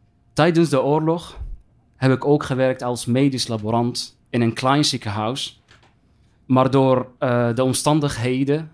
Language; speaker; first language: Dutch; non-native, fluent; Arabic